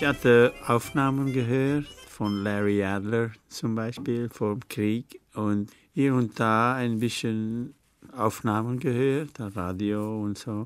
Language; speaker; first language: German; non-native, fluent; French